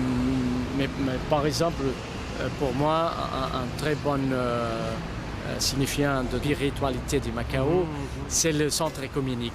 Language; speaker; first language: French; non-native, fluent; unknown